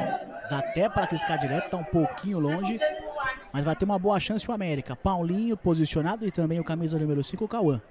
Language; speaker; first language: Portuguese; native; Portuguese